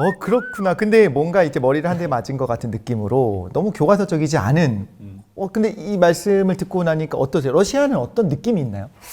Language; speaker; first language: Korean; native; Korean